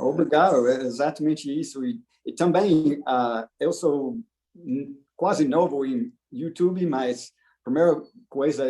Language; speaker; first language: Portuguese; non-native, fluent; English